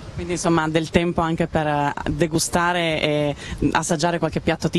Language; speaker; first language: Italian; native; Italian